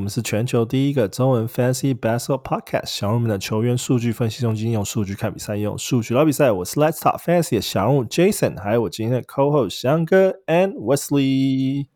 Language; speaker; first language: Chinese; native; Chinese